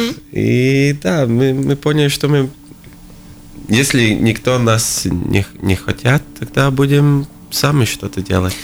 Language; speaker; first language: Russian; non-native, local second language; Latvian